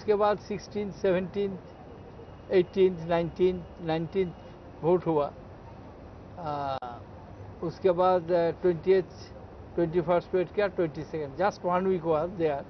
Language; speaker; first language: Hindi; non-native, local second language; Bangla